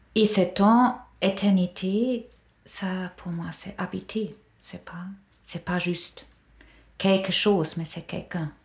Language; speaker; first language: French; non-native, fluent; German